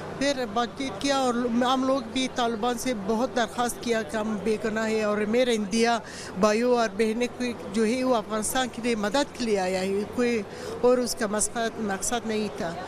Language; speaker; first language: Hindi; non-native, learner; Persian